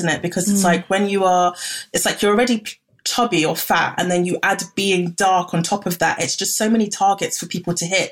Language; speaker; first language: English; native; English